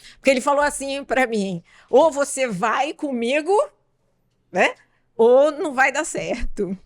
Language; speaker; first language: Portuguese; native; Portuguese